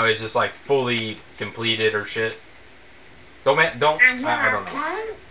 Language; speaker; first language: English; native; English